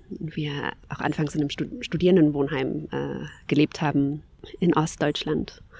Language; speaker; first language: German; early bilingual, other home language; Kabyle